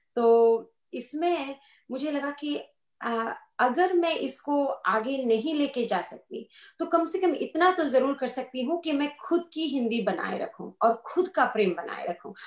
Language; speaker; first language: Hindi; non-native, local second language; Gujarati